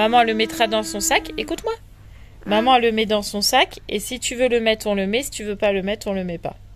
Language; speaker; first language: French; native; French